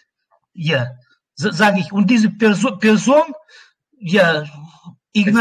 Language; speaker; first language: German; non-native, learner; Russian